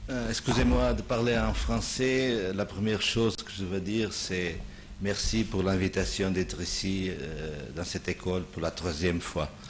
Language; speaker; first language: French; non-native, fluent; Portuguese